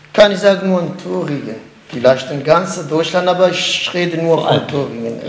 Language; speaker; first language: German; non-native, learner; Kurdish